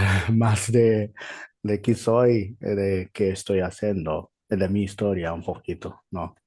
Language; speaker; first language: Spanish; non-native, learner; Igbo